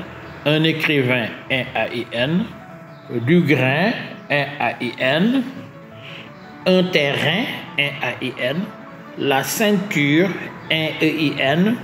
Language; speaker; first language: French; native; French